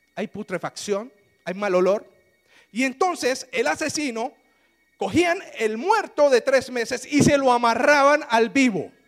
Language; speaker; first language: Spanish; native; Spanish